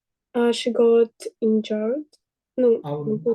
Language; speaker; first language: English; non-native, learner; Russian